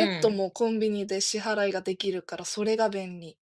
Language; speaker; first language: Japanese; non-native, fluent; Korean